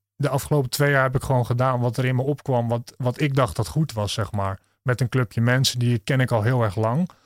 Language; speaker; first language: Dutch; native; Dutch